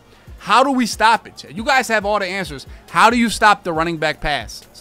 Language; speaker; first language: English; native; English